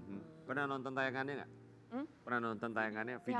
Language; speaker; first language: Indonesian; native; Indonesian